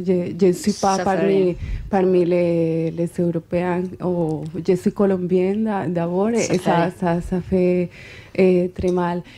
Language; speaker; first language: French; non-native, fluent; Spanish